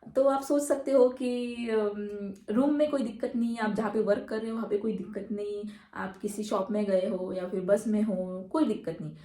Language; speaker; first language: Hindi; non-native, local second language; Marathi